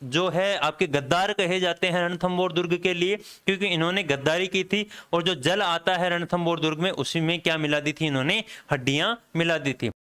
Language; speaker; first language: Hindi; native; Hindi